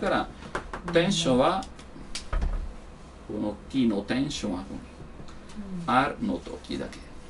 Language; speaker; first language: Japanese; non-native, learner; Italian